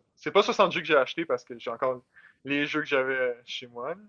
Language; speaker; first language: French; native; French